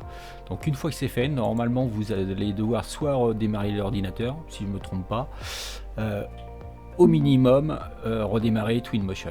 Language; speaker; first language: French; native; French